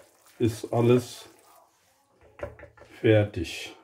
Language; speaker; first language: German; non-native, fluent; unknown